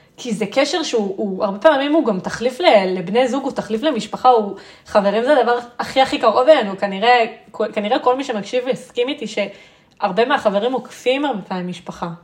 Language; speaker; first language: Hebrew; early bilingual, other home language; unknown